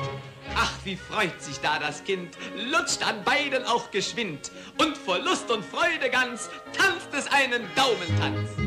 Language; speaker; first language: German; native; German